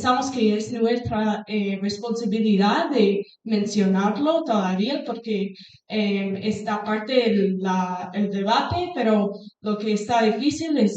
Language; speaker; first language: Spanish; non-native, fluent; English